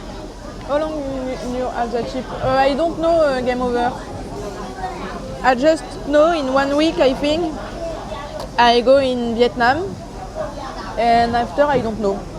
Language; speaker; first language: English; non-native, learner; French